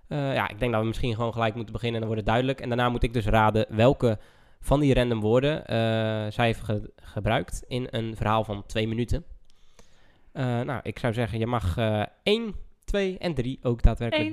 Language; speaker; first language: Dutch; native; Dutch